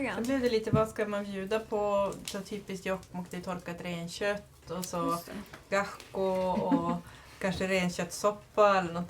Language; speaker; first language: Swedish; native; Swedish